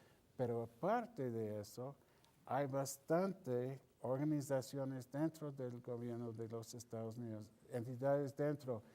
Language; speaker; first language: Spanish; non-native, fluent; English